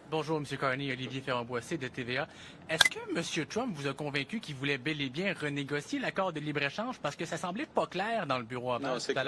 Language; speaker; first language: French; native; French